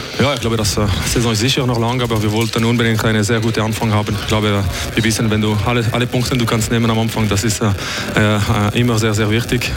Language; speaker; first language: German; non-native, local second language; French